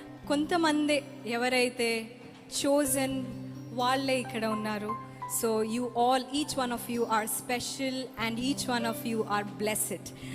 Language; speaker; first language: Telugu; native; Telugu